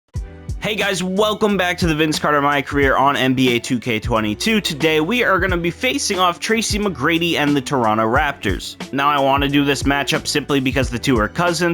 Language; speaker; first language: English; native; English